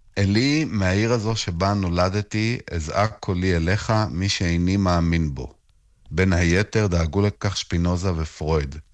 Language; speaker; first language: Hebrew; native; Hebrew